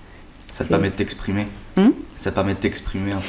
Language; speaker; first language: French; native; French